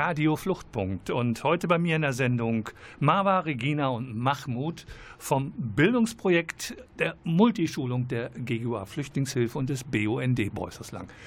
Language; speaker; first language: German; native; German